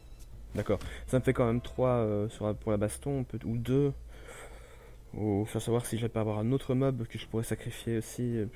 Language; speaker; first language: French; native; French